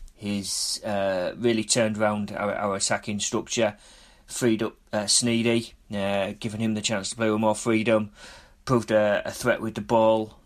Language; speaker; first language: English; native; English